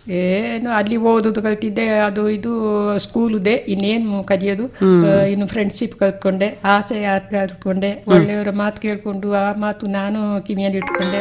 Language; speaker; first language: Kannada; non-native, local second language; Kodava